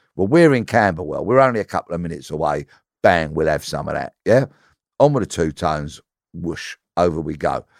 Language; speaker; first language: English; native; English